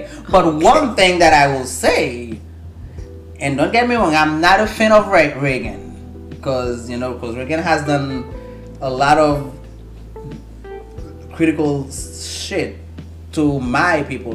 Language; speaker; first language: English; non-native, fluent; Haitian Creole